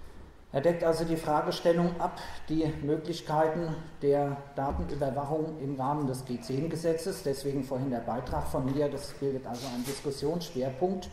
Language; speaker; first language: German; native; German